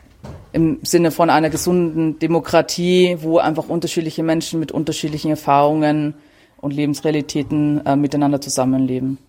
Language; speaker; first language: German; native; German